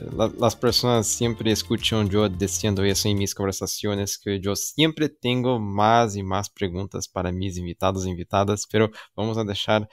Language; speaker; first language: Spanish; non-native, fluent; Portuguese